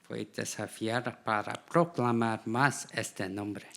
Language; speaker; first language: Spanish; non-native, learner; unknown